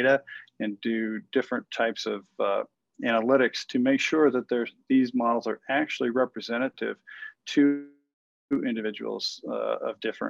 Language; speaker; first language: English; native; English